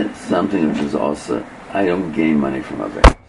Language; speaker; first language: English; native; English